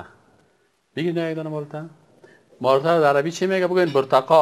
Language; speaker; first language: Persian; native; Persian